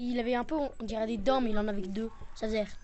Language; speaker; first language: French; native; French